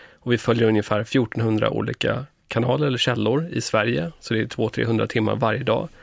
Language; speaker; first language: Swedish; native; Swedish